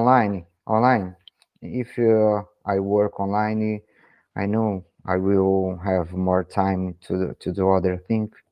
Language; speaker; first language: English; non-native, learner; Portuguese